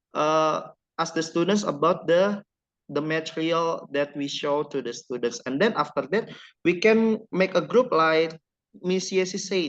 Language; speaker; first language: English; non-native, learner; Indonesian